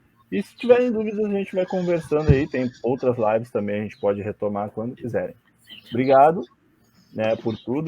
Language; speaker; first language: Portuguese; native; Portuguese